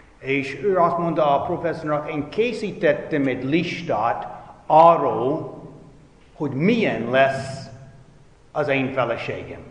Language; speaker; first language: Hungarian; non-native, fluent; English